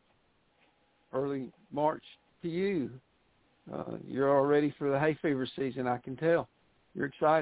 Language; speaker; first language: English; native; English